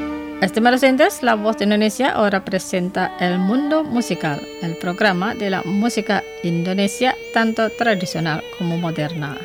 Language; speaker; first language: Spanish; non-native, fluent; Indonesian